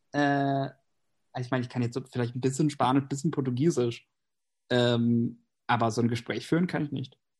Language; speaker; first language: German; non-native, fluent; English